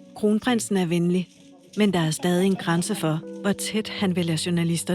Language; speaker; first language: Danish; native; Danish